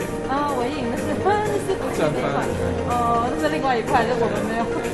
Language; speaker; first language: Chinese; native; Chinese